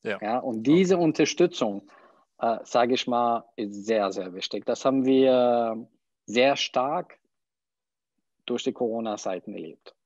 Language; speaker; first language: German; non-native, fluent; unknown